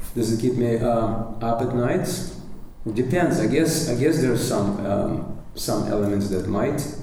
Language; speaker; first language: English; non-native, fluent; Russian